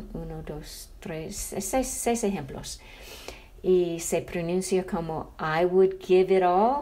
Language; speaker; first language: Spanish; non-native, fluent; English